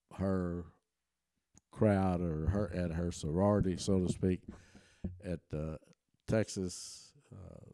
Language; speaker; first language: English; early bilingual, other home language; German